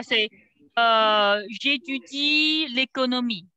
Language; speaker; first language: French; non-native, fluent; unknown